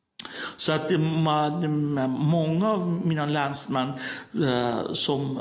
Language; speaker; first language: Swedish; non-native, learner; Persian